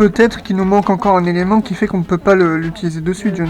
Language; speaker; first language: French; native; French